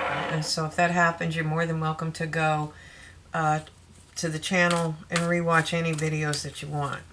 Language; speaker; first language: English; native; English